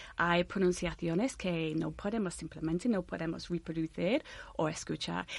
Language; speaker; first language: Spanish; non-native, fluent; English